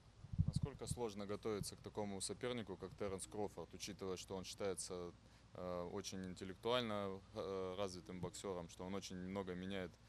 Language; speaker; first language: Russian; non-native, fluent; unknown